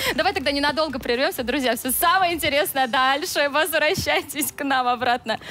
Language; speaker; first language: Russian; native; Russian